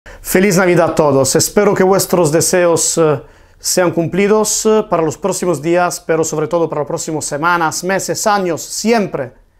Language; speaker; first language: Spanish; non-native, fluent; Italian